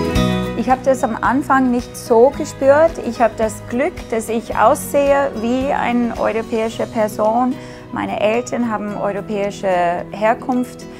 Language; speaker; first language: German; non-native, fluent; English